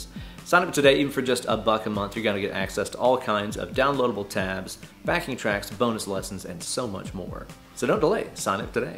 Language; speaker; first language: English; native; English